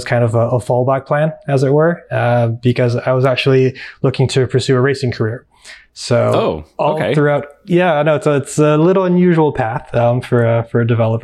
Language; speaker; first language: English; native; English